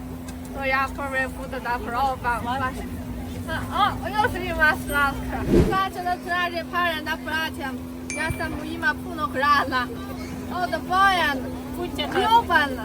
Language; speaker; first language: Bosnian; non-native, learner; Chinese